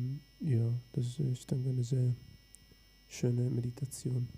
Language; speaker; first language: German; non-native, fluent; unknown